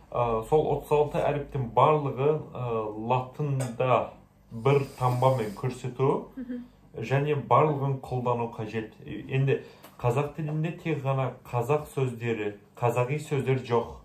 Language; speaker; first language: Kazakh; non-native, fluent; Azerbaijani